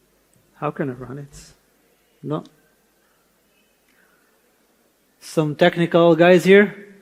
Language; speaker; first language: English; non-native, fluent; Hebrew